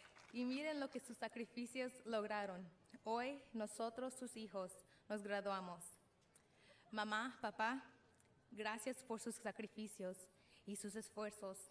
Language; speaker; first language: Spanish; early bilingual, heritage; Spanish